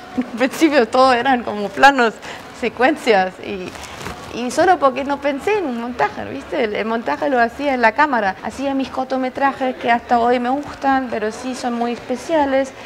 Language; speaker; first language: Spanish; non-native, fluent; German